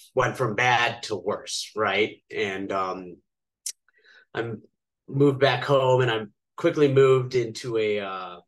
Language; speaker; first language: English; native; English